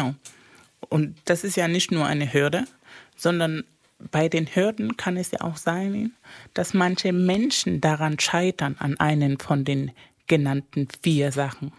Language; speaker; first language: German; non-native, fluent; Spanish